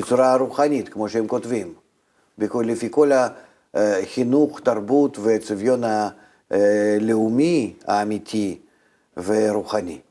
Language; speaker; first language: Hebrew; non-native, fluent; Russian